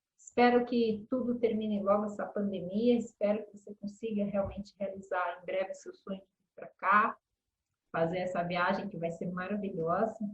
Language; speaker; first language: Portuguese; native; Portuguese